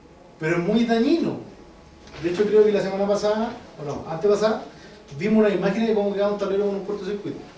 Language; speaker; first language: Spanish; native; Spanish